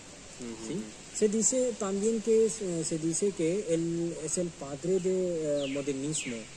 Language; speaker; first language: Spanish; non-native, learner; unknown